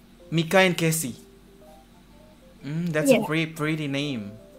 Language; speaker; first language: English; non-native, learner; Indonesian